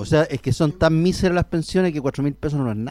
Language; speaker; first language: Spanish; native; Spanish